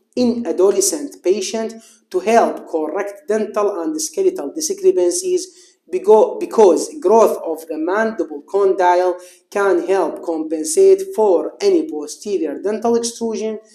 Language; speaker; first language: English; non-native, fluent; Arabic